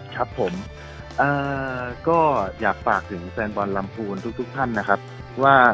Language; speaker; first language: Thai; native; Thai